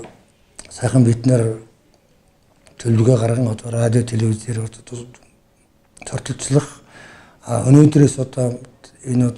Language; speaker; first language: Mongolian; non-native, local second language; Kazakh